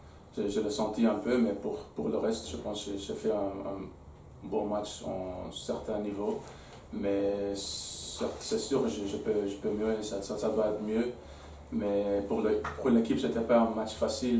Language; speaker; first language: French; non-native, fluent; Dutch